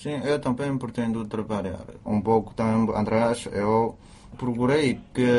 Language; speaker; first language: Portuguese; non-native, fluent; Chinese